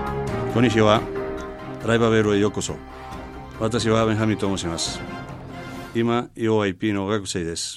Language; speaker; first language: Japanese; non-native, learner; Spanish